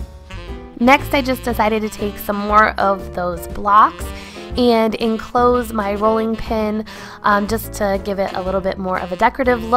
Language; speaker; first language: English; native; English